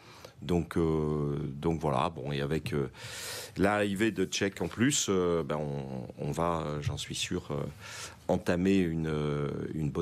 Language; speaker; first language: French; native; French